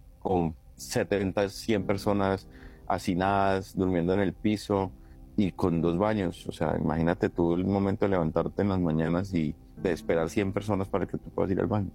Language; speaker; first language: Spanish; native; Spanish